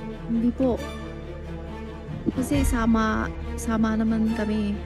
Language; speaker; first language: Filipino; non-native, learner; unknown